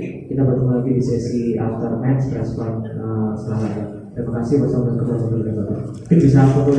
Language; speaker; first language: Indonesian; native; Indonesian